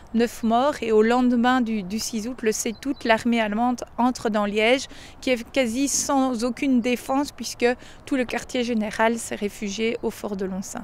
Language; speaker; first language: French; native; French